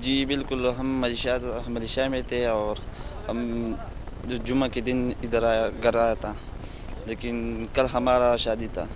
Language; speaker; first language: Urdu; non-native, local second language; Pashto